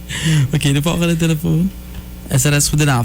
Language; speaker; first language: Dutch; native; Dutch